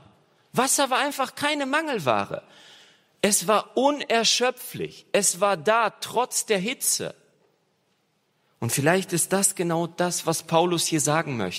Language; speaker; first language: German; native; German